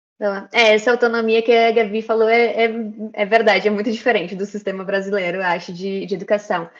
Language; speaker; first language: Portuguese; native; Portuguese